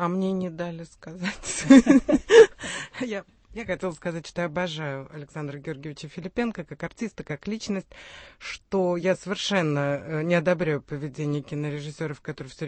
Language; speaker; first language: Russian; native; Russian